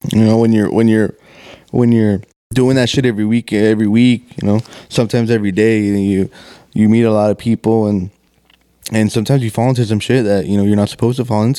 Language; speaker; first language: English; early bilingual, other home language; Spanish